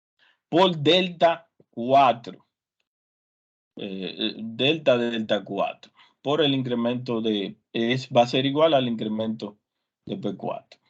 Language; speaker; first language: Spanish; native; Spanish